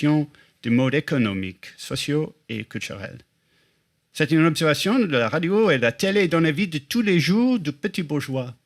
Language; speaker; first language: French; non-native, fluent; English